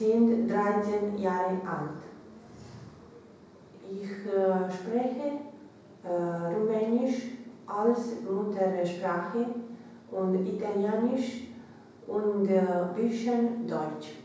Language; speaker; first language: German; non-native, learner; Romanian